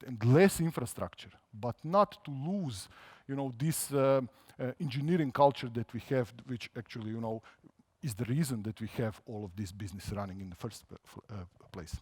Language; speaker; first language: English; non-native, fluent; Croatian